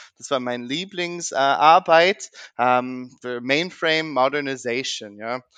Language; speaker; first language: German; non-native, learner; English